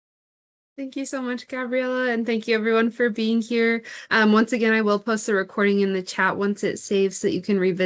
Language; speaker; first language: English; native; English